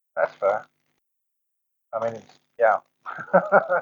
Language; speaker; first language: English; native; English